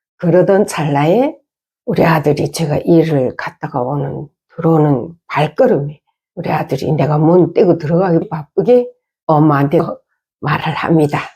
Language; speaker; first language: Korean; native; Korean